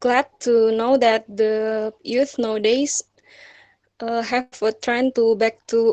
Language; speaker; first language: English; non-native, local second language; Indonesian